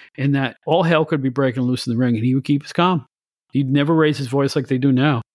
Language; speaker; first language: English; native; English